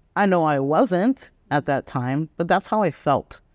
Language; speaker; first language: English; native; English